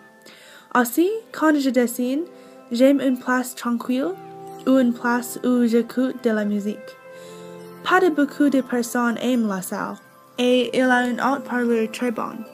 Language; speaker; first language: French; non-native, learner; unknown